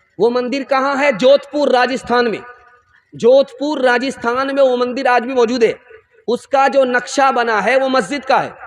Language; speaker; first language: Urdu; non-native, local second language; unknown